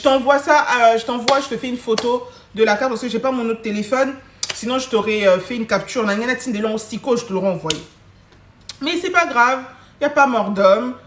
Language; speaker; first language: French; early bilingual, other home language; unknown